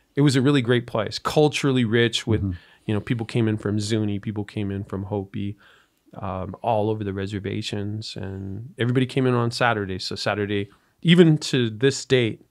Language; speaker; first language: English; native; English